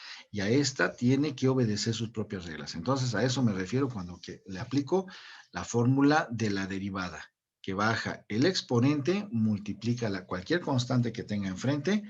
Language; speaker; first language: Spanish; native; Spanish